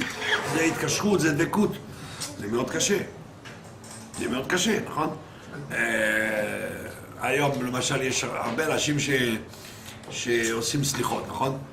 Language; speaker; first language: Hebrew; non-native, fluent; French